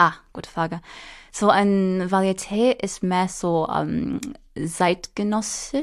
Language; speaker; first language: German; non-native, fluent; English